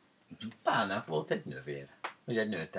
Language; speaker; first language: Hungarian; non-native, learner; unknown